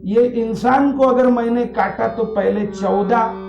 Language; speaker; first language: Hindi; non-native, local second language; Marathi